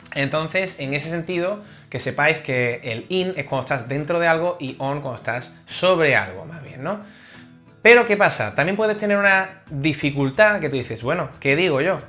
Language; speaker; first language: Spanish; native; Spanish